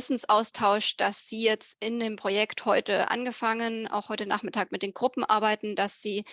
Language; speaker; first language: German; native; German